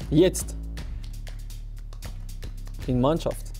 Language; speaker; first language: German; non-native, learner; Spanish